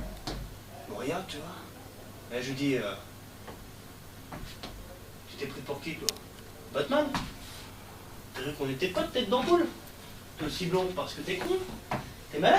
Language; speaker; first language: French; native; French